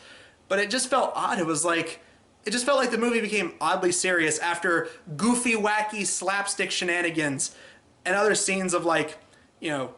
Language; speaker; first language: English; native; English